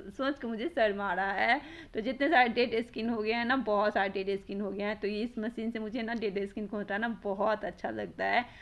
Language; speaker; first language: Hindi; native; Hindi